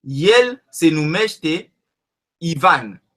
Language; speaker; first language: Romanian; non-native, learner; French